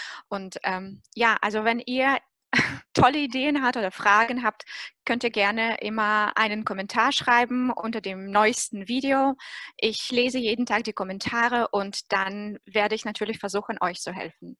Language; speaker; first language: German; non-native, fluent; Russian